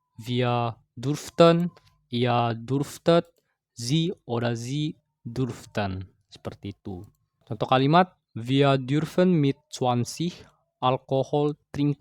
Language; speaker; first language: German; non-native, fluent; Indonesian